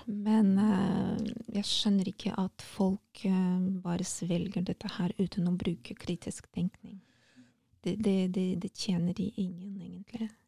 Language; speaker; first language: Norwegian; non-native, fluent; Russian